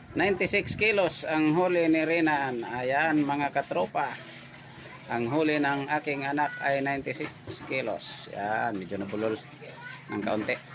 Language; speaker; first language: Filipino; non-native, local second language; Cebuano